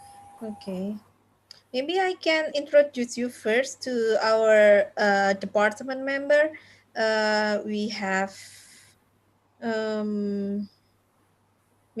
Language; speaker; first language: English; non-native, fluent; Indonesian